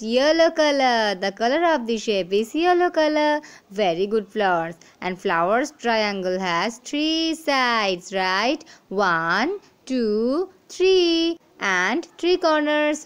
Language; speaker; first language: English; non-native, local second language; Bangla